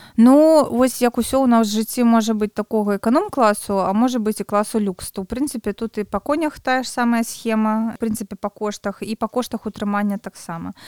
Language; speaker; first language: Belarusian; non-native, local second language; Russian